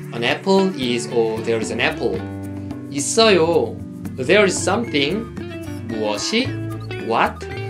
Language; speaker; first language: English; non-native, fluent; Korean